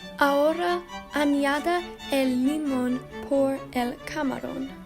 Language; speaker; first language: Spanish; non-native, learner; English